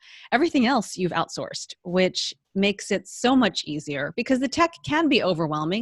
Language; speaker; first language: English; native; English